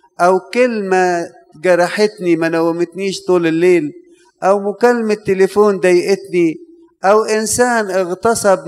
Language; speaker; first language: Arabic; native; Arabic